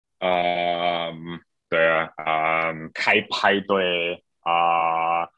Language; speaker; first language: Chinese; non-native, learner; German